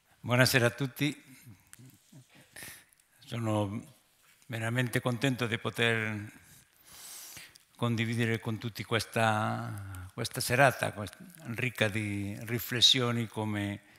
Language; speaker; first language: Italian; non-native, fluent; Spanish